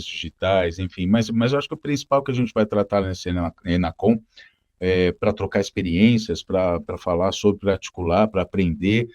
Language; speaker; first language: Portuguese; native; Portuguese